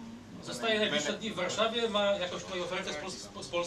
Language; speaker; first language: Polish; native; Polish